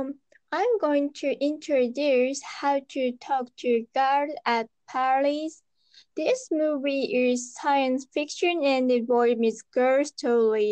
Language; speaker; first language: English; non-native, learner; Japanese